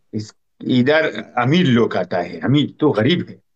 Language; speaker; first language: Hindi; non-native, learner; Persian